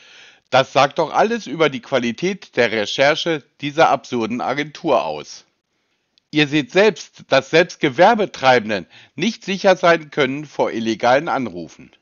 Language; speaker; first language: German; native; German